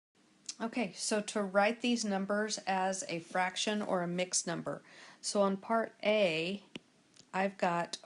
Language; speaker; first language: English; native; English